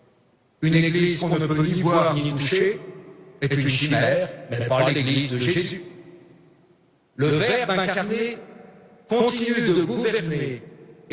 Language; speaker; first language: French; native; French